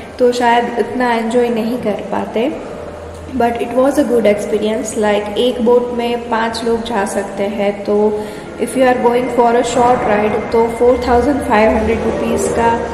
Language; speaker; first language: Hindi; non-native, local second language; Gujarati